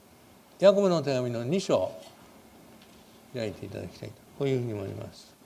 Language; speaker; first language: Japanese; native; Japanese